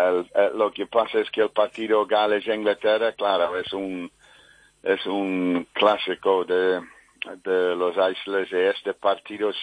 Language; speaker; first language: Spanish; non-native, fluent; English